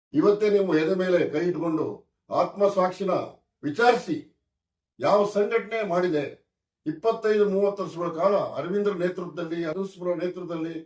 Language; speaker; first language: Kannada; native; Kannada